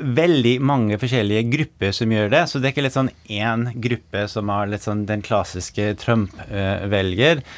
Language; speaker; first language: Norwegian; non-native, fluent; English